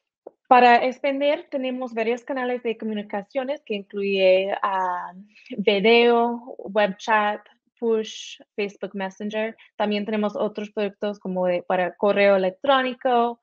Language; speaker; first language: Spanish; early bilingual, heritage; Spanish